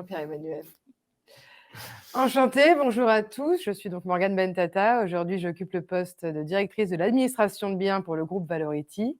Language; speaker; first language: French; native; French